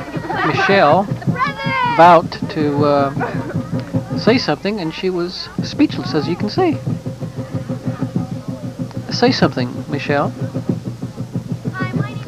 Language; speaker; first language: English; native; English